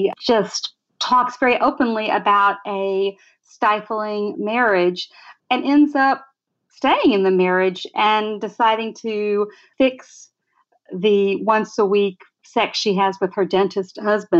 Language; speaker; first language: English; native; English